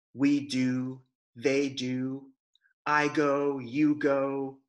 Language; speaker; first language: English; native; English